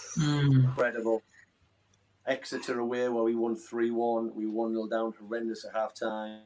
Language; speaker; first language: English; native; English